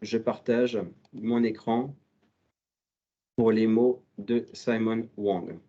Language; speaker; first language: French; native; French